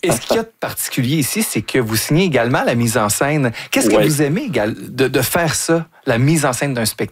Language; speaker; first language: French; native; French